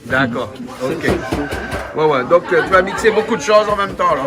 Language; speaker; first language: French; native; French